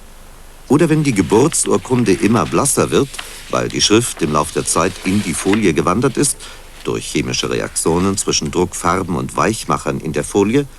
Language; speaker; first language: German; native; German